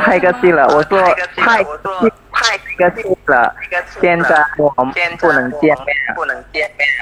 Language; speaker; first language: Chinese; non-native, fluent; Indonesian